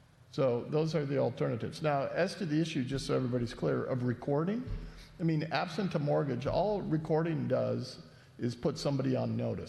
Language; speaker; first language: English; native; English